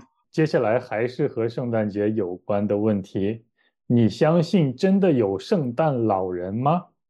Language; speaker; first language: Chinese; native; Chinese